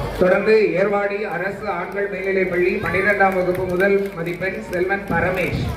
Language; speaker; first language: Tamil; native; Tamil